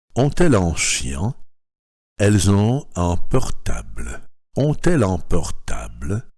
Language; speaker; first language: French; non-native, fluent; Russian